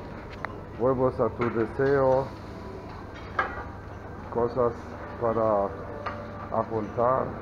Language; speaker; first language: Spanish; non-native, fluent; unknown